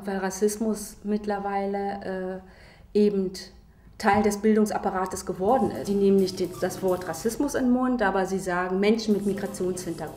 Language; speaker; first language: German; native; German